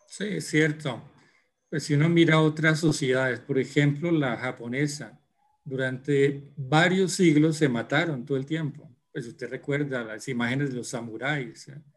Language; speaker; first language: Spanish; native; Spanish